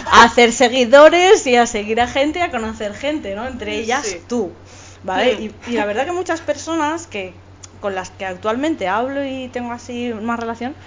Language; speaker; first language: Spanish; native; Spanish